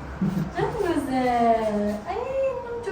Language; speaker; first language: Turkish; non-native, learner; Indonesian